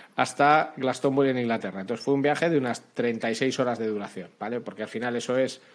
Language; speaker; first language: Spanish; native; Spanish